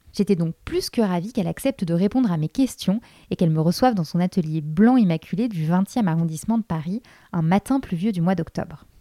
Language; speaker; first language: French; native; French